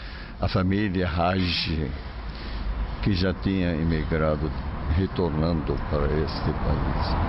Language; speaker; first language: Portuguese; non-native, fluent; Arabic